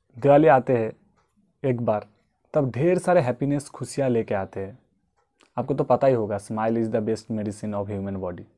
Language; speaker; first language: Hindi; non-native, local second language; Bangla